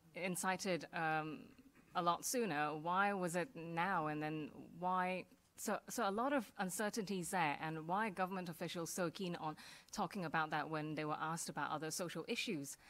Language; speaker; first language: English; non-native, local second language; Cantonese